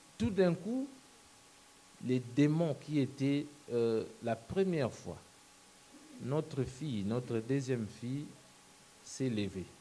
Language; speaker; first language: French; non-native, local second language; Lingala